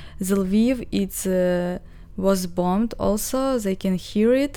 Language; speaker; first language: English; non-native, learner; Ukrainian